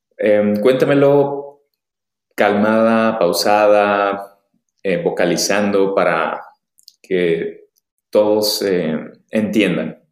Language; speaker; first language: Spanish; native; Spanish